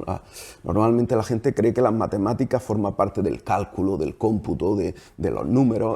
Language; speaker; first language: Spanish; native; Spanish